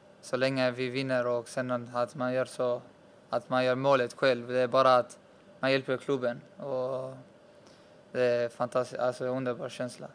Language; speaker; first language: Swedish; early bilingual, other home language; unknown